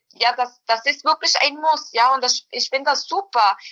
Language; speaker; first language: German; early bilingual, other home language; Bosnian